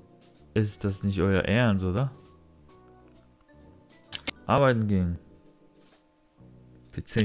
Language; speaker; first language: German; non-native, learner; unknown